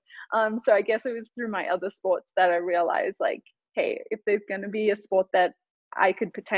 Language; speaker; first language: English; native; English